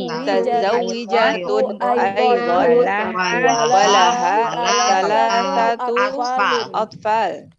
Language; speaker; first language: Arabic; non-native, learner; Indonesian